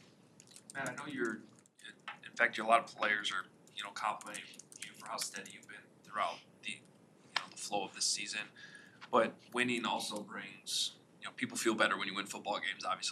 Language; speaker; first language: English; native; English